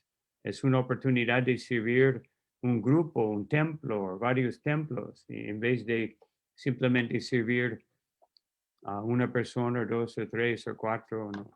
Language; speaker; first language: Spanish; non-native, fluent; English